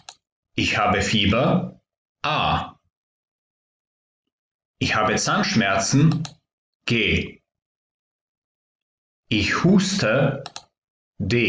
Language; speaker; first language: German; non-native, fluent; Croatian